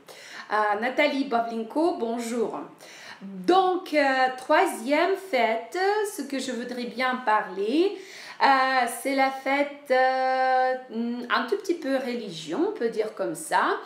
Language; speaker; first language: French; non-native, fluent; Ukrainian